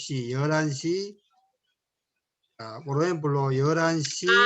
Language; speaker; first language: Spanish; non-native, learner; Korean